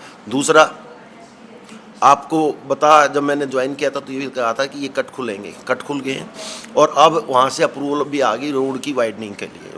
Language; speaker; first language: Hindi; native; Hindi